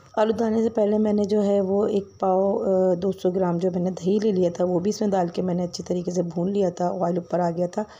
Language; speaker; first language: Urdu; native; Urdu